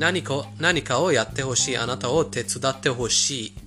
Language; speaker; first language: Japanese; non-native, fluent; Persian